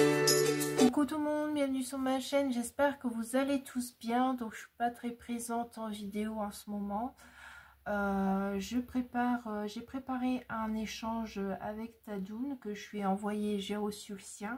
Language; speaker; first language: French; native; French